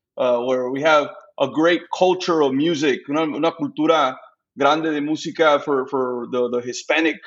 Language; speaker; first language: English; early bilingual, other home language; Spanish